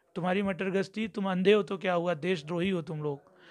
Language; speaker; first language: Hindi; native; Hindi